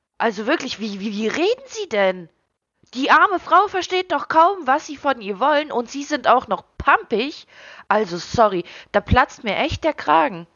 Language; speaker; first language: German; early bilingual, other home language; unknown